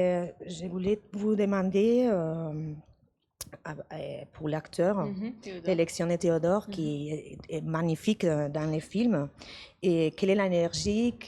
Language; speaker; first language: French; non-native, learner; Spanish